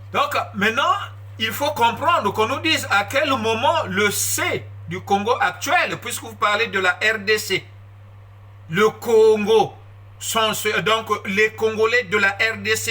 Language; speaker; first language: French; non-native, local second language; Kongo